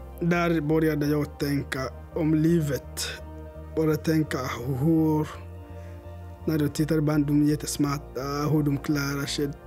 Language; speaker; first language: Swedish; non-native, learner; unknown